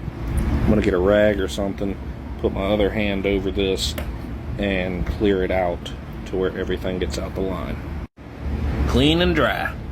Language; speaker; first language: English; native; English